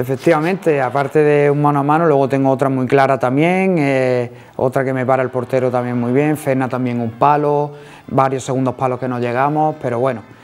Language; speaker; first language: Spanish; native; Spanish